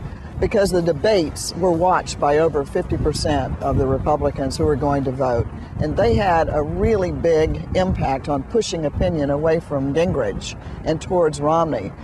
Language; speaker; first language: English; native; English